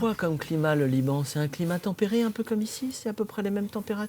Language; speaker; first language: French; native; French